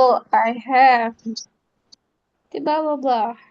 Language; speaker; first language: English; non-native, fluent; Indonesian